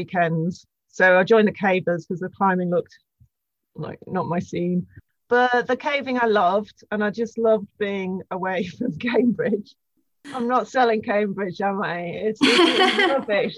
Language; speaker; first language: English; native; English